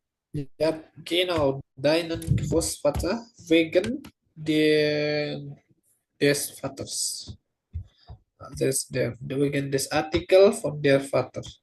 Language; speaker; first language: German; non-native, learner; Indonesian